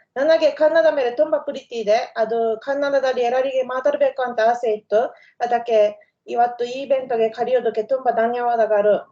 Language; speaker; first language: Kannada; non-native, fluent; Japanese